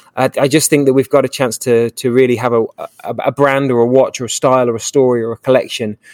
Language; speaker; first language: English; native; English